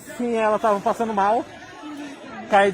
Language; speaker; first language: Portuguese; non-native, learner; Haitian Creole